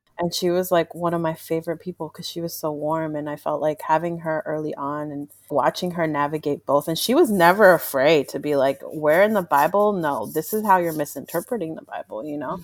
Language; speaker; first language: English; early bilingual, other home language; Spanish